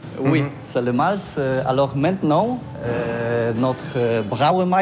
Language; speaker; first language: French; non-native, learner; Polish